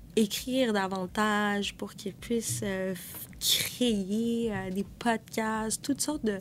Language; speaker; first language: French; native; French